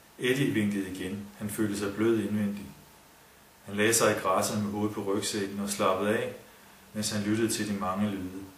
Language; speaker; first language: Danish; native; Danish